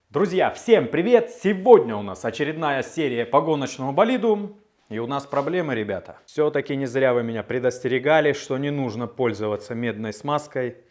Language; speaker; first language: Russian; native; Russian